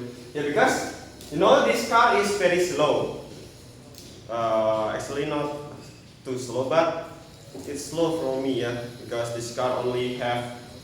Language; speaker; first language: English; non-native, learner; Indonesian